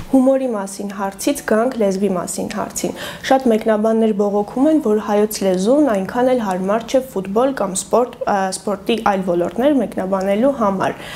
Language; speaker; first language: Armenian; native; Armenian